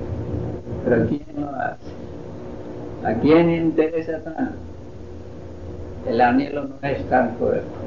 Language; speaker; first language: Spanish; non-native, fluent; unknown